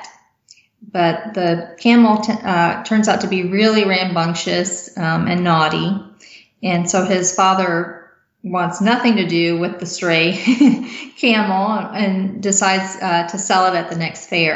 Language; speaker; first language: English; native; English